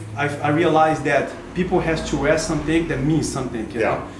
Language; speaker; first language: English; non-native, learner; Portuguese